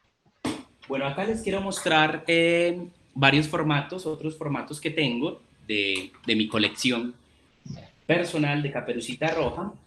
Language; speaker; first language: Spanish; native; Spanish